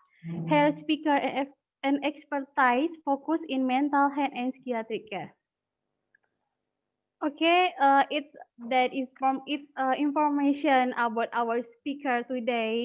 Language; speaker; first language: English; non-native, learner; Indonesian